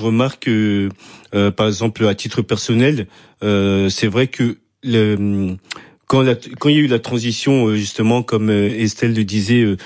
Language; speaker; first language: French; native; French